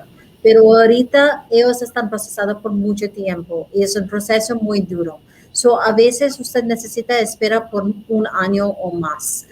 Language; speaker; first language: Spanish; non-native, learner; English